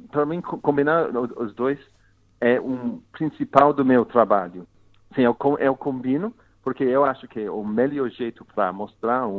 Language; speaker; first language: Portuguese; non-native, fluent; English